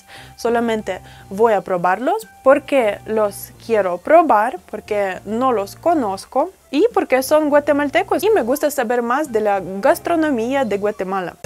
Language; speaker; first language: Spanish; non-native, fluent; Russian